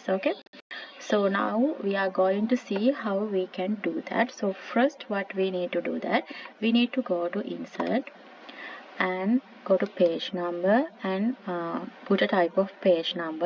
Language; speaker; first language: English; non-native, local second language; Sinhala